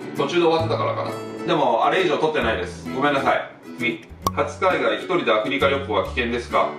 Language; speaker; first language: Japanese; native; Japanese